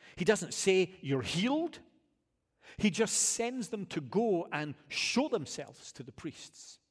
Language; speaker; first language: English; native; English